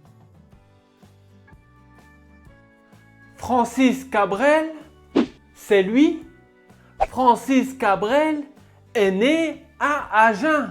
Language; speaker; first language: French; native; French